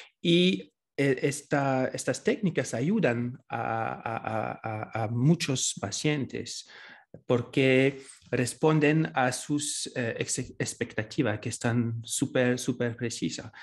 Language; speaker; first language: Spanish; non-native, fluent; French